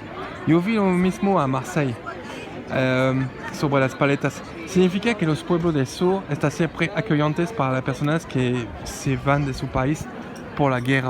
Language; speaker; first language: Spanish; non-native, learner; French